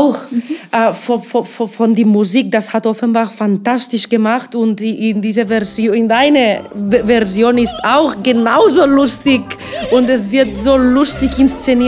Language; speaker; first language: German; non-native, fluent; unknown